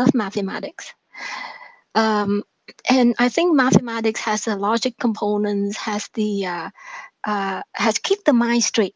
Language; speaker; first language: English; non-native, fluent; Vietnamese